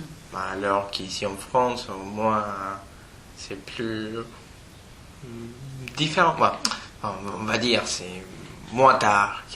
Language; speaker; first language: French; non-native, fluent; Spanish